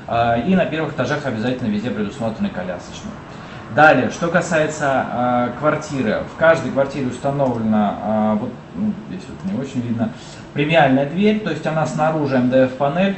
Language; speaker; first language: Russian; native; Russian